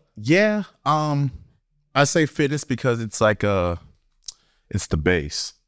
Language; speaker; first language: English; native; English